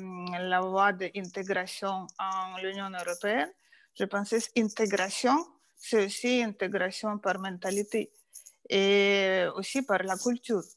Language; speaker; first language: French; non-native, fluent; Ukrainian